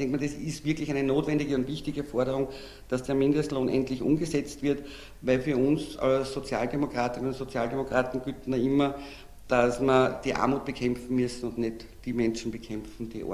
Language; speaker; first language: German; native; German